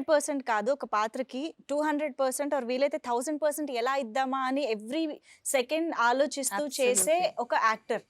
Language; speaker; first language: Telugu; native; Telugu